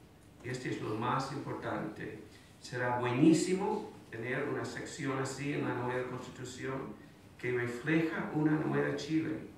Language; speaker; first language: Spanish; non-native, fluent; English